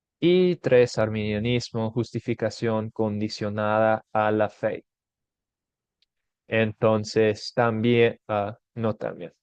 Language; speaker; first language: Spanish; non-native, fluent; English